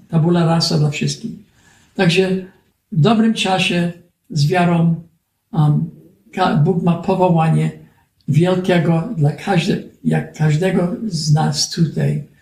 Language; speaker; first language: Polish; early bilingual, heritage; Polish